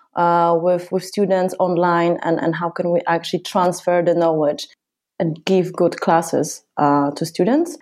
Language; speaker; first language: English; non-native, fluent; Polish